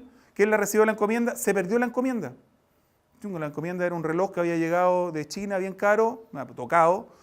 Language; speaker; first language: Spanish; native; Spanish